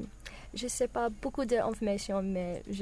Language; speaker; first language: French; non-native, learner; English